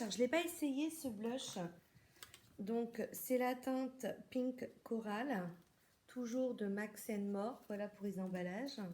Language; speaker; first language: French; native; French